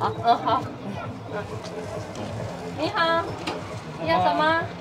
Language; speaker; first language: Chinese; non-native, learner; Indonesian